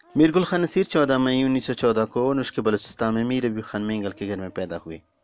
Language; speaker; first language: Urdu; non-native, local second language; Baluchi